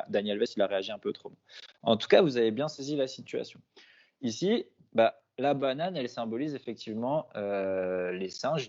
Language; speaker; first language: French; native; French